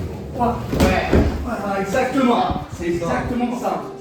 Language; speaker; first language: French; native; French